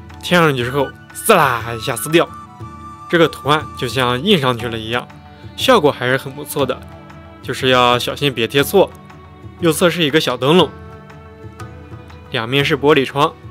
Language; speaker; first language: Chinese; native; Chinese